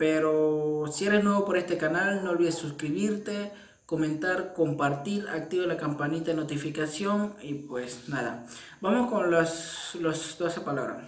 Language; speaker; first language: Spanish; non-native, local second language; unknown